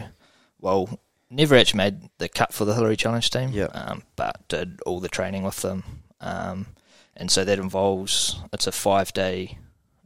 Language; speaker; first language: English; native; English